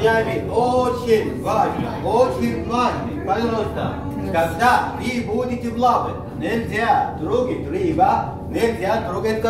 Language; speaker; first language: Russian; non-native, learner; Arabic